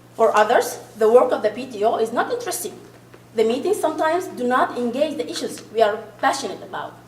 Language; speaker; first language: English; non-native, fluent; Arabic